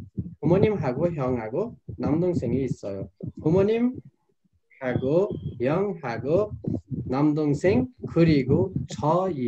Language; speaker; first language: Korean; non-native, fluent; Nepali